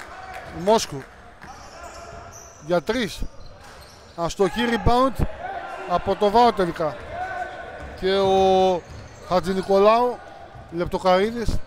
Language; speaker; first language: Greek; native; Greek